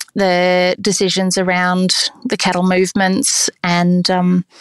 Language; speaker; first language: English; native; English